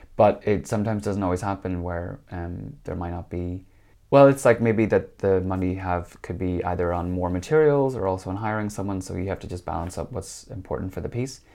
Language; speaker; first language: English; native; English